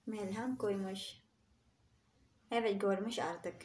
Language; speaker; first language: Turkish; non-native, learner; Filipino